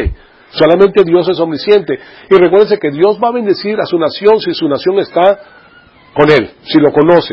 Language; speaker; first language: Spanish; native; Spanish